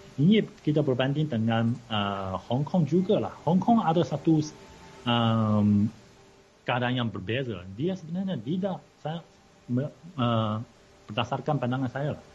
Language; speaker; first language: Malay; non-native, fluent; Chinese